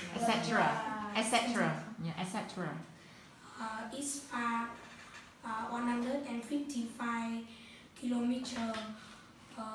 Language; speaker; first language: English; non-native, learner; Vietnamese